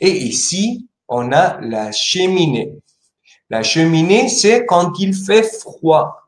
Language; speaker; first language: French; non-native, fluent; Spanish